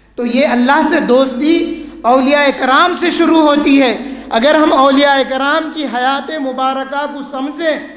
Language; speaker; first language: Urdu; native; Urdu